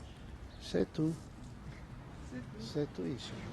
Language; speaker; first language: French; non-native, learner; Hungarian